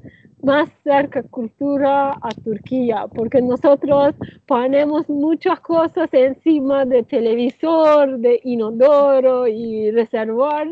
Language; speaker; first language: Spanish; non-native, learner; Turkish